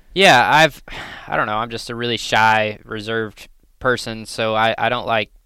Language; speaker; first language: English; native; English